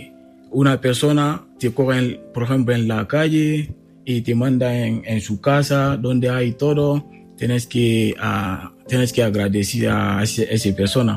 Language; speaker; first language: Spanish; non-native, learner; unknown